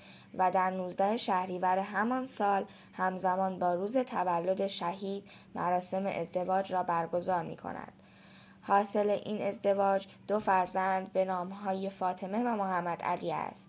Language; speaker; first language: Persian; native; Persian